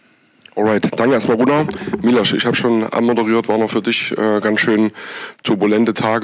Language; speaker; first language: German; native; German